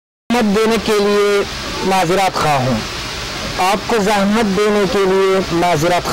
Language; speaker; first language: Hindi; non-native, fluent; Arabic